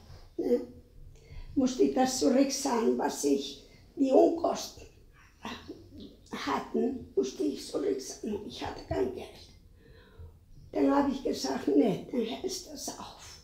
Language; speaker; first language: German; non-native, fluent; Spanish